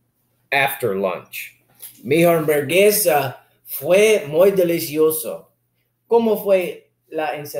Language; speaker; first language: Spanish; non-native, learner; English